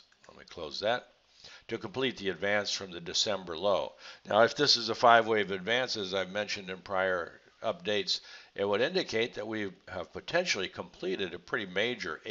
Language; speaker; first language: English; native; English